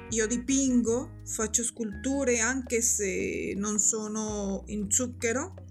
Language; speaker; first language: Italian; non-native, fluent; Spanish